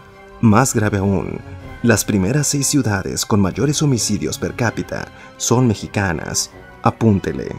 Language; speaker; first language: Spanish; native; Spanish